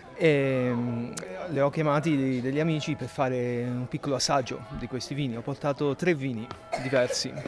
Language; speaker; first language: Italian; early bilingual, heritage; Italian